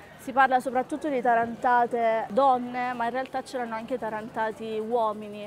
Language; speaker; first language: Italian; native; Italian